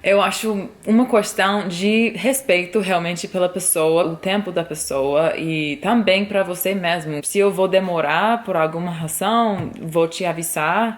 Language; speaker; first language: Portuguese; non-native, fluent; English